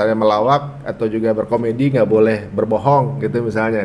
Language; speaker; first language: Indonesian; native; Indonesian